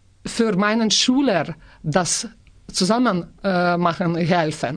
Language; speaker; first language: German; non-native, learner; Lithuanian